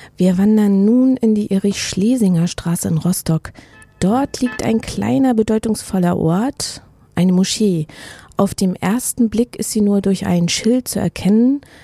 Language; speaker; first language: German; native; German